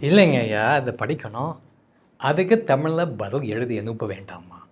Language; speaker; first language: Tamil; non-native, fluent; English